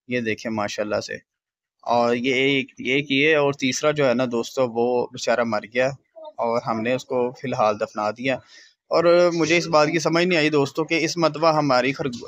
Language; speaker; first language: Hindi; native; Hindi